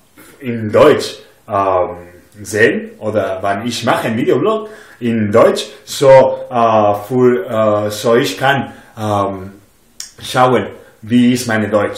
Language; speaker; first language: German; non-native, learner; English